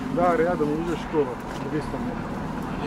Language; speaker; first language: Russian; non-native, learner; Turkish